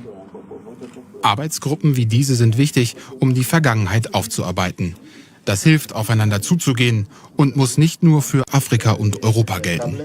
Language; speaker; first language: German; native; German